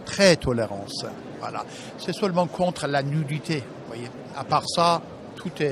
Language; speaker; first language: French; non-native, fluent; Persian